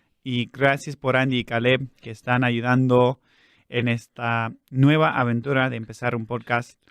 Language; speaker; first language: Spanish; non-native, fluent; English